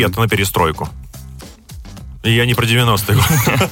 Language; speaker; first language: Russian; native; Russian